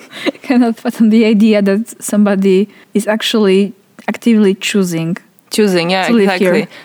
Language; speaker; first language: English; non-native, fluent; Polish